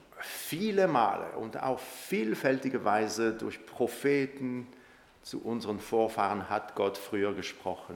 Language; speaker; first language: German; non-native, local second language; French